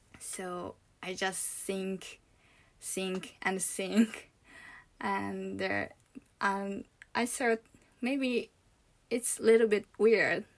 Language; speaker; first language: English; non-native, learner; Japanese